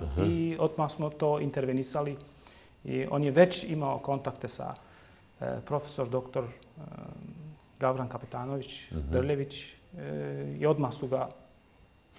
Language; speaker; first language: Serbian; non-native, local second language; Turkish